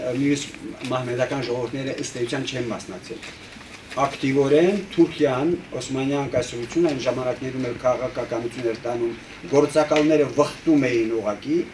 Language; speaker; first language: Armenian; native; Armenian